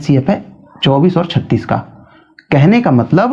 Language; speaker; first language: Hindi; native; Hindi